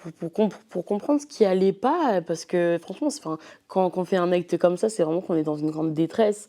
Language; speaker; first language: French; native; French